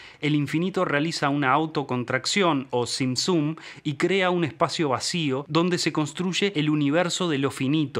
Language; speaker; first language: Spanish; native; Spanish